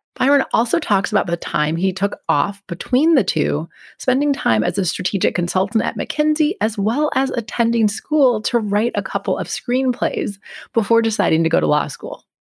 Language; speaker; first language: English; native; English